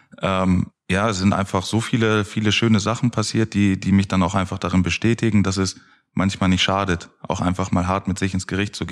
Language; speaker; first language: German; native; German